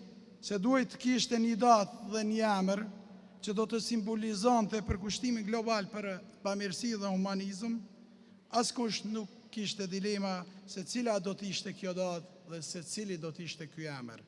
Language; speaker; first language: Albanian; native; Albanian